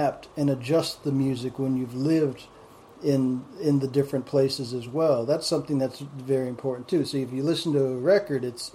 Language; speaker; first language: English; native; English